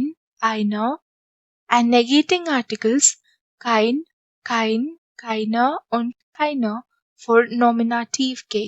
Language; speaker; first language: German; non-native, fluent; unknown